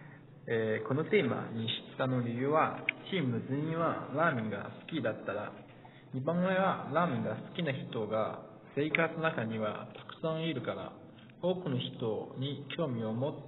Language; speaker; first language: Japanese; non-native, fluent; Chinese